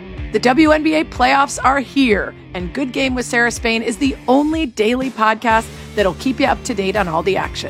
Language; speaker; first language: English; native; English